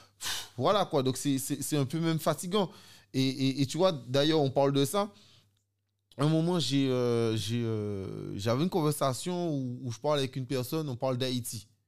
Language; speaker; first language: French; native; French